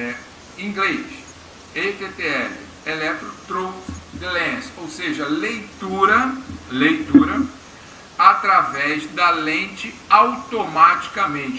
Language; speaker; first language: Portuguese; native; Portuguese